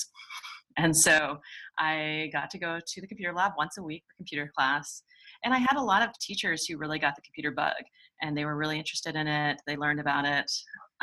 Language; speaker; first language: English; native; English